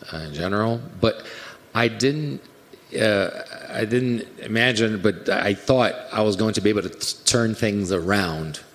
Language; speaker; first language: English; non-native, fluent; Portuguese